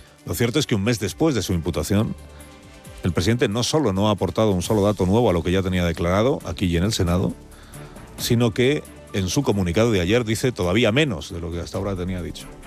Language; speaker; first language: Spanish; native; Spanish